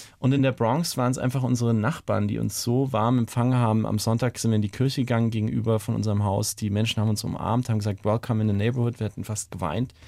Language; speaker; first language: German; native; German